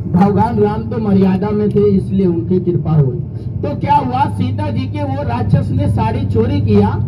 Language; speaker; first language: Hindi; native; Hindi